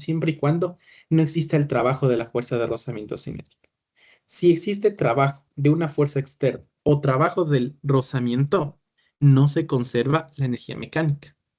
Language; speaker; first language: Spanish; native; Spanish